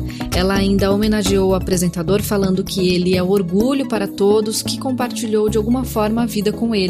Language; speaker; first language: Portuguese; native; Portuguese